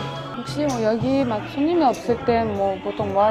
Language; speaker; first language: Korean; non-native, fluent; French